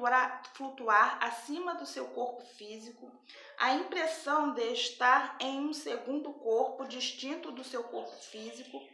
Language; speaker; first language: Portuguese; native; Portuguese